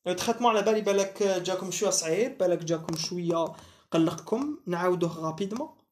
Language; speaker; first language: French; non-native, local second language; Arabic